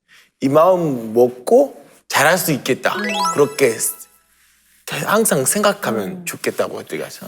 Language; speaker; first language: Korean; non-native, fluent; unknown